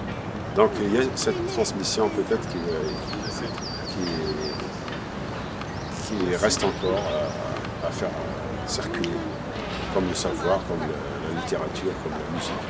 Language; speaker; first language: French; non-native, local second language; Kabyle